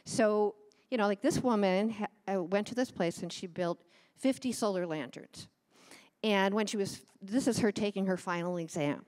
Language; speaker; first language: English; native; English